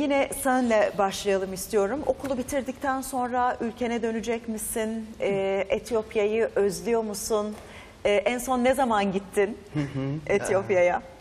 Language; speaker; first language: Turkish; native; Turkish